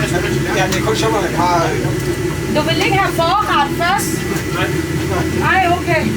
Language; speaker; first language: Danish; non-native, learner; Thai